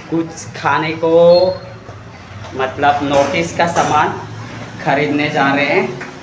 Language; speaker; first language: Hindi; non-native, local second language; Mizo